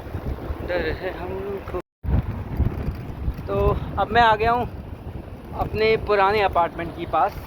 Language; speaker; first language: Hindi; native; Hindi